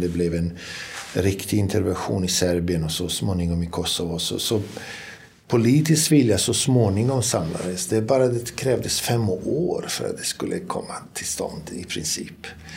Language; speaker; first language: Swedish; non-native, fluent; Bosnian